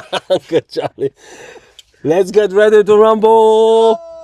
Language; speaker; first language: English; non-native, learner; Polish